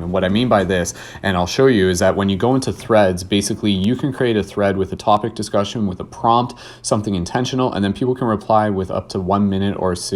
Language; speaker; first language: English; native; English